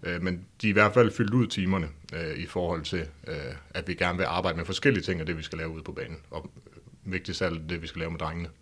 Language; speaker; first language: Danish; native; Danish